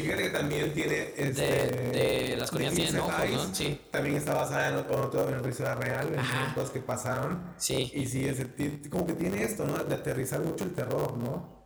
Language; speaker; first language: Spanish; native; Spanish